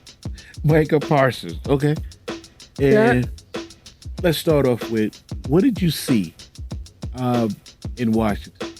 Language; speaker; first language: English; native; English